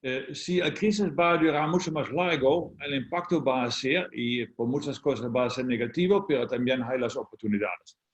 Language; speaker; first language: Spanish; non-native, fluent; Dutch